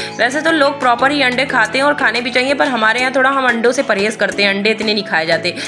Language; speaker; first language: Hindi; native; Hindi